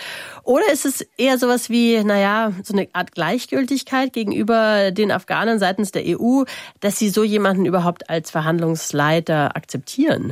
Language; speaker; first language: German; native; German